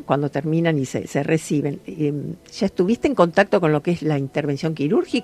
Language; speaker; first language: Spanish; native; Spanish